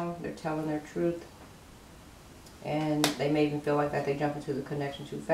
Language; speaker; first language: English; native; English